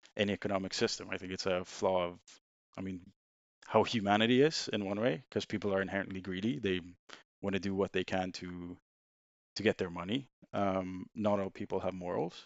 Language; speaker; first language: English; non-native, fluent; Swedish